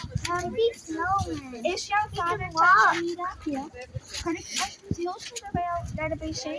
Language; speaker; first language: Dutch; early bilingual, other home language; Filipino